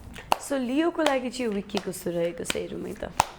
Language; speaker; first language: Nepali; native; Nepali